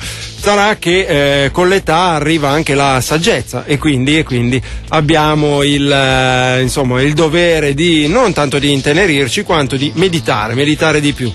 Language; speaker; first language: Italian; native; Italian